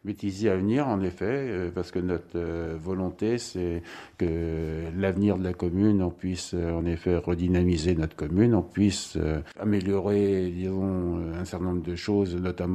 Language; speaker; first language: French; native; French